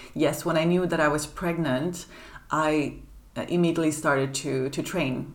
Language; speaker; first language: English; non-native, fluent; Swedish